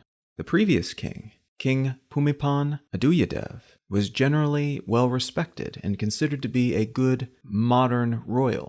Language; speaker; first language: English; native; English